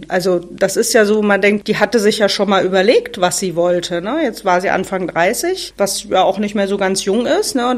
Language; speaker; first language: German; native; German